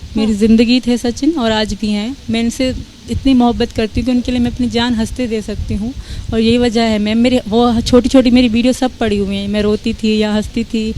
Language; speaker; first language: Hindi; non-native, local second language; Sindhi